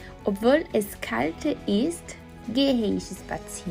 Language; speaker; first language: German; non-native, fluent; Portuguese